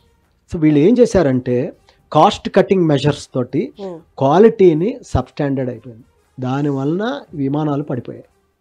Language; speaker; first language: Telugu; native; Telugu